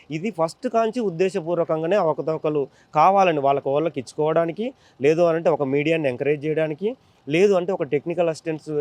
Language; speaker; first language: Telugu; native; Telugu